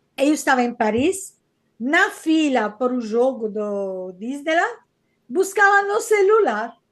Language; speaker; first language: Portuguese; non-native, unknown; Italian